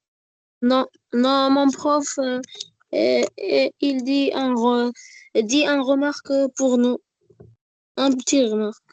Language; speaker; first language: French; non-native, learner; Arabic